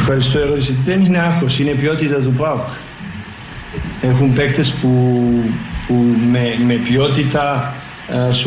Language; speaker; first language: Greek; non-native, fluent; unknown